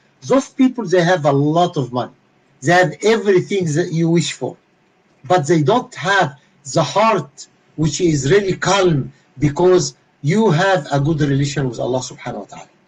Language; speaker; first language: English; non-native, fluent; Arabic